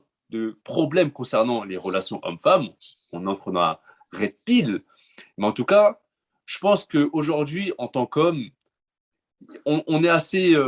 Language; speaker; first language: French; native; French